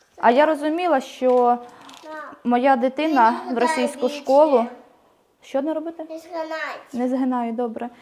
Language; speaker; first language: Ukrainian; native; Ukrainian